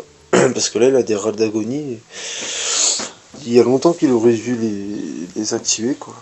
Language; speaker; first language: French; native; French